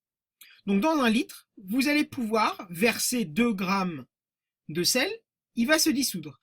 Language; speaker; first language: French; native; French